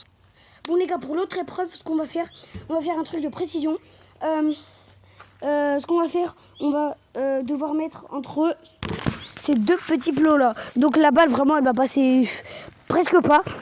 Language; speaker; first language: French; native; French